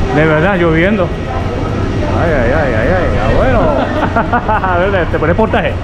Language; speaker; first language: Spanish; non-native, learner; Japanese